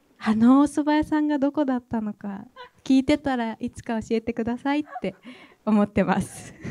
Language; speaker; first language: Japanese; native; Japanese